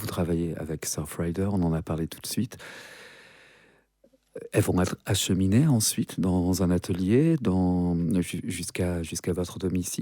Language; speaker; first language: French; native; French